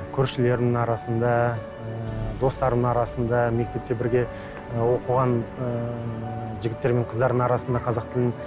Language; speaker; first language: Kazakh; non-native, local second language; Russian